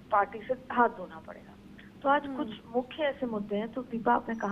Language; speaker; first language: Hindi; native; Hindi